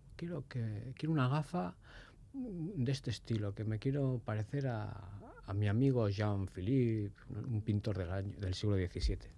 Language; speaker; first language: Spanish; native; Spanish